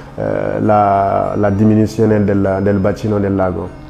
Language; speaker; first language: Italian; non-native, fluent; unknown